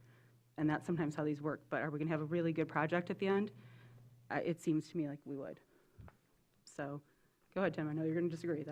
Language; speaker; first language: English; native; English